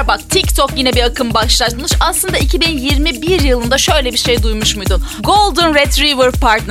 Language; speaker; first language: Turkish; native; Turkish